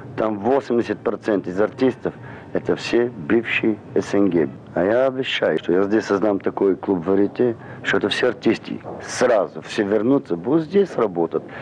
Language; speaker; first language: Russian; non-native, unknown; Armenian